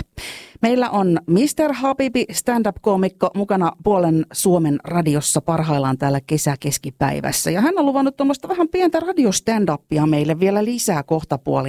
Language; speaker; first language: Finnish; native; Finnish